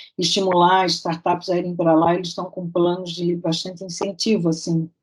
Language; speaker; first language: Portuguese; native; Portuguese